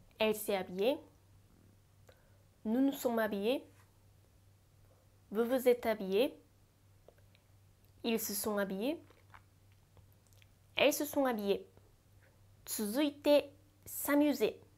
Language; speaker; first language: French; non-native, fluent; Japanese